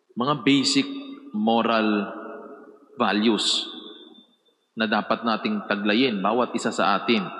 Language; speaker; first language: Filipino; native; Filipino